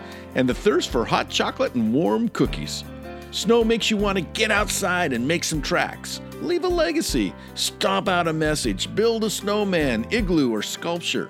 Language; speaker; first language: English; native; English